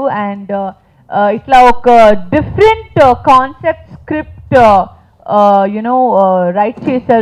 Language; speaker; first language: Telugu; non-native, fluent; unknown